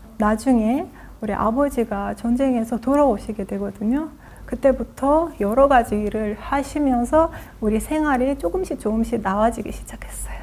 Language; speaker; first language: Korean; non-native, fluent; Azerbaijani